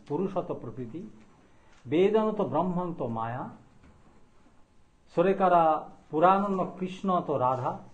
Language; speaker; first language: Japanese; non-native, fluent; Bangla